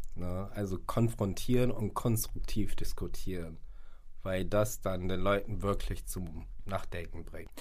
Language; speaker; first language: German; early bilingual, other home language; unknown